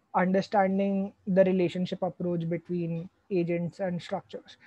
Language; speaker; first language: English; non-native, local second language; Hindi